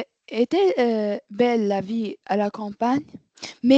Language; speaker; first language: French; non-native, learner; Arabic